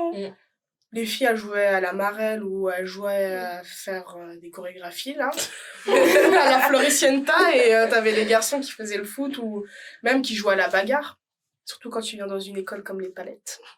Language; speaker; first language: French; native; French